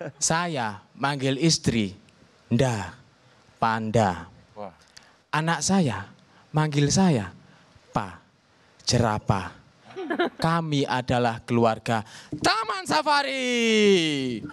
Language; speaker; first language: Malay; non-native, local second language; Javanese